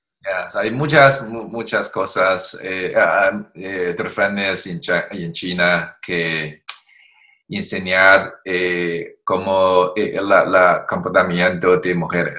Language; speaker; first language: Spanish; non-native, learner; Chinese